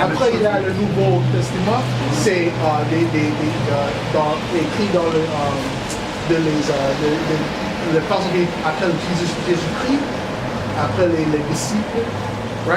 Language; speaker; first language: French; non-native, learner; English